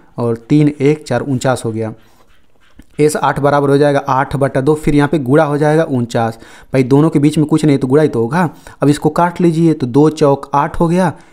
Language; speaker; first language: Hindi; native; Hindi